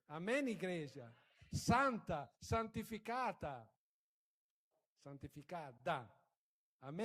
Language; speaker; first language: Portuguese; non-native, fluent; Italian